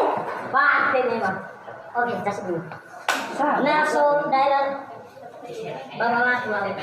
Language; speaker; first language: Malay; non-native, local second language; Nias